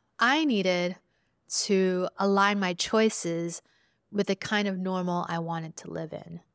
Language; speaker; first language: English; early bilingual, other home language; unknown